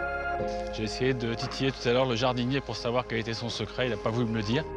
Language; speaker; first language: French; native; French